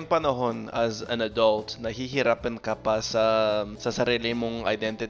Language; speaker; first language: Filipino; non-native, fluent; English